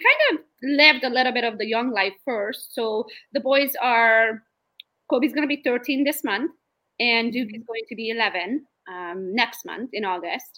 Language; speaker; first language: English; non-native, fluent; Romanian